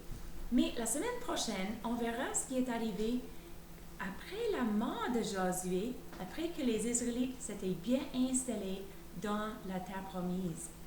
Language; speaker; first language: French; native; French